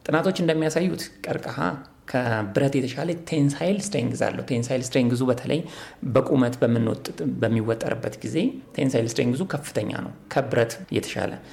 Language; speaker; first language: Amharic; native; Amharic